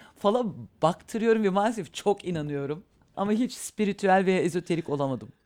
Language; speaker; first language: Turkish; early bilingual, heritage; Turkish